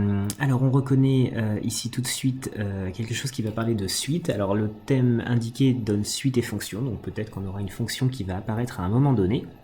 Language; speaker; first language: French; native; French